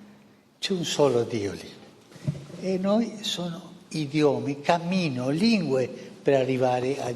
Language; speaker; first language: Italian; non-native, local second language; Spanish